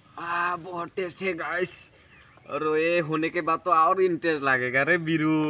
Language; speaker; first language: Hindi; non-native, local second language; Assamese